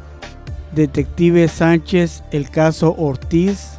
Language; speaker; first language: Spanish; early bilingual, heritage; Spanish